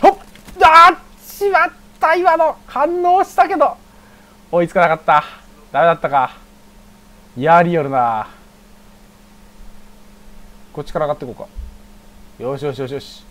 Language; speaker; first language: Japanese; native; Japanese